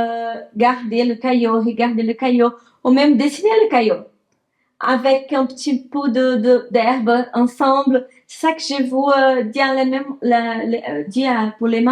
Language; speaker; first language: French; non-native, learner; Portuguese